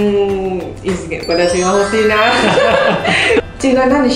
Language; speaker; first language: Japanese; non-native, learner; Vietnamese